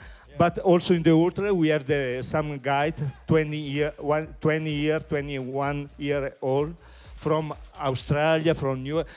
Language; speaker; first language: English; non-native, learner; Italian